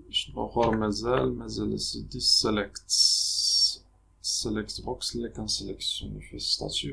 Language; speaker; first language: Arabic; native; Arabic